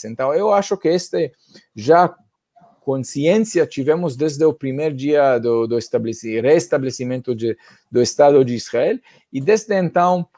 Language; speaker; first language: Portuguese; non-native, fluent; Hebrew